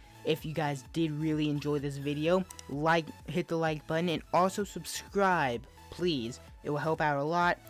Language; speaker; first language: English; native; English